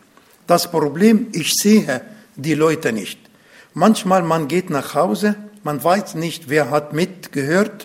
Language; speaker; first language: German; non-native, learner; Arabic